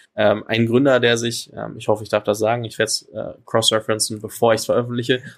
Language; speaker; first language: German; native; German